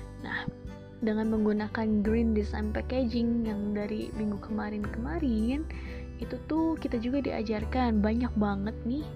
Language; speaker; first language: Indonesian; native; Indonesian